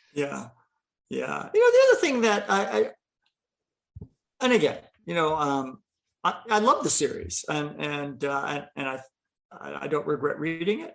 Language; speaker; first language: English; native; English